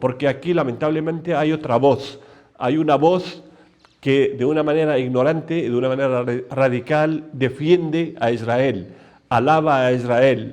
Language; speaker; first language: Spanish; non-native, fluent; Arabic